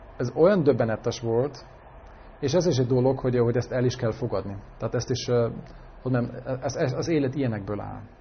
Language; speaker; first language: Hungarian; native; Hungarian